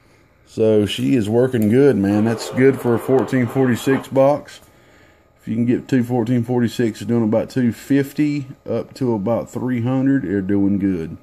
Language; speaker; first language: English; native; English